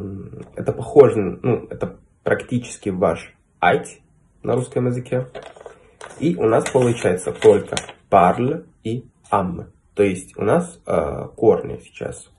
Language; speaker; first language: Russian; non-native, fluent; Italian